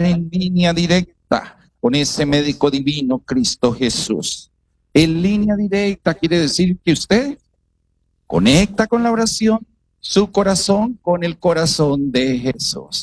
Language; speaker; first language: Spanish; native; Spanish